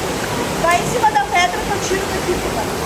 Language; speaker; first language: Portuguese; native; Portuguese